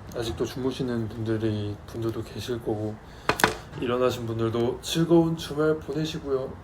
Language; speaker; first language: Korean; native; Korean